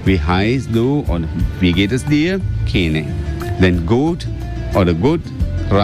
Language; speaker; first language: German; non-native, learner; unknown